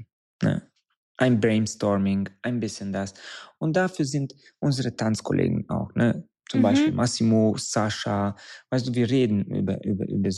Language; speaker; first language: German; non-native, fluent; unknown